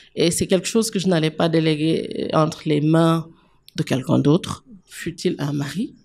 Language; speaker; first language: French; non-native, local second language; Wolof